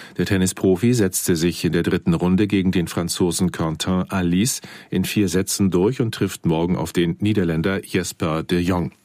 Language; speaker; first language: German; native; German